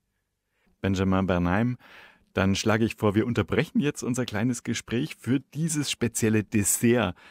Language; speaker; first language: German; native; German